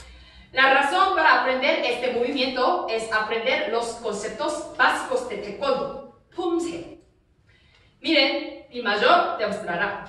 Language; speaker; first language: Spanish; non-native, learner; Korean